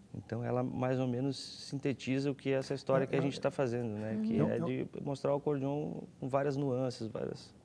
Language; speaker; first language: Portuguese; native; Portuguese